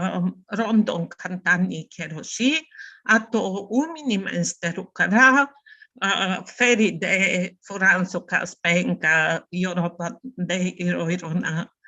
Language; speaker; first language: Japanese; non-native, learner; Bulgarian